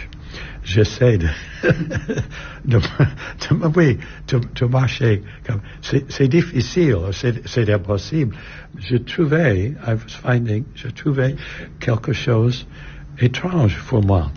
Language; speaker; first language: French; non-native, learner; English